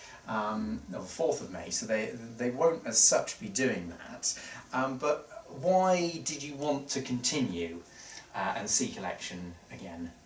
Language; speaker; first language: English; native; English